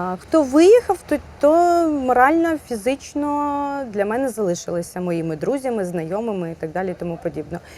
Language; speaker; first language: Ukrainian; non-native, local second language; Russian